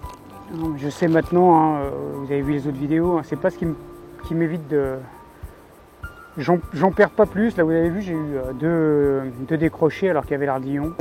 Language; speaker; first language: French; native; French